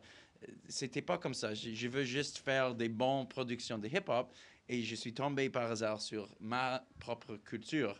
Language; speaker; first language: French; non-native, fluent; English